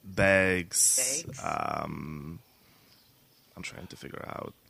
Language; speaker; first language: English; non-native, fluent; Polish